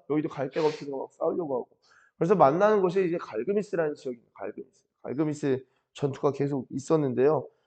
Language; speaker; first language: Korean; native; Korean